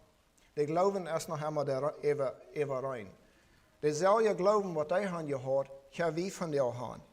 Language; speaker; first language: German; non-native, learner; Plautdietsch